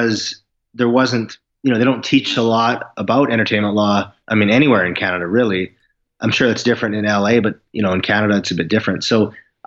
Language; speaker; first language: English; native; English